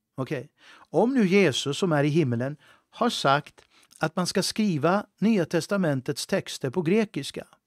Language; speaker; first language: Swedish; native; Swedish